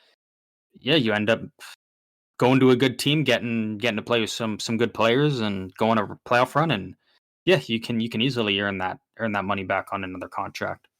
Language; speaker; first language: English; native; English